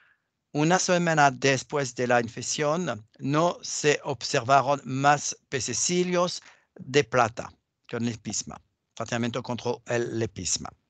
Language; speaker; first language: Spanish; non-native, learner; French